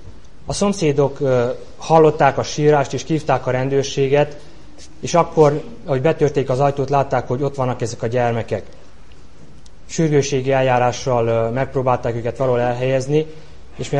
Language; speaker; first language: Hungarian; native; Hungarian